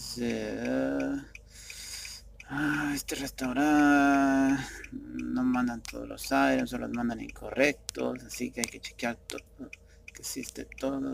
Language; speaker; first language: Spanish; early bilingual, heritage; Spanish